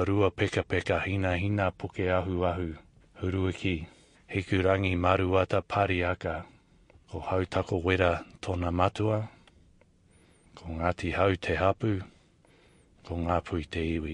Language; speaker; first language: English; native; English